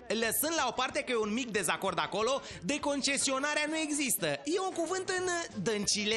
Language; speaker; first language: Romanian; native; Romanian